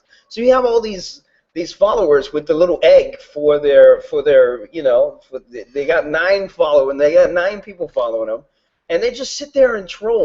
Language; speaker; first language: English; native; English